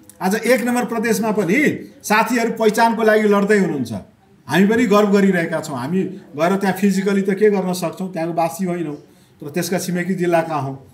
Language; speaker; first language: Nepali; non-native, local second language; Maithili